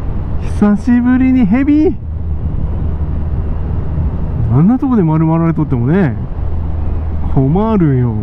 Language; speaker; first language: Japanese; native; Japanese